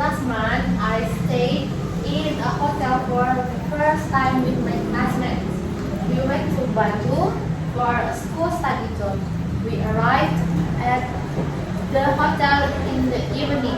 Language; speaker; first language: English; non-native, learner; Indonesian